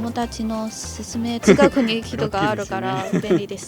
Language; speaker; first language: Japanese; non-native, learner; Chinese